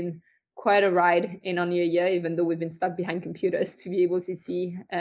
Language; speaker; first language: English; non-native, fluent; French